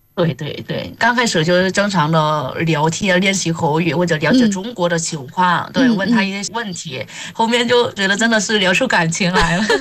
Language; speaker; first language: Chinese; non-native, fluent; Vietnamese